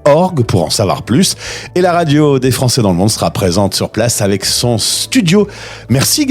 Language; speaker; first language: French; native; French